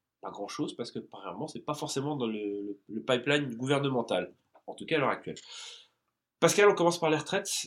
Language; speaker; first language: French; native; French